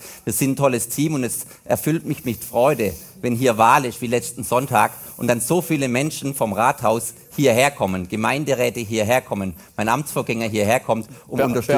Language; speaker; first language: German; native; German